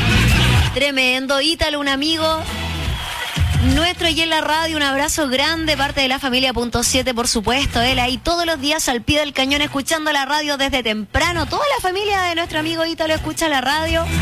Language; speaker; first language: Spanish; native; Spanish